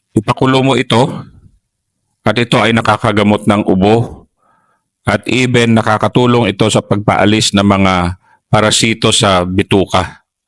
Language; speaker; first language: Filipino; native; Filipino